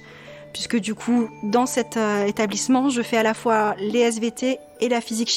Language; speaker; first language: French; native; French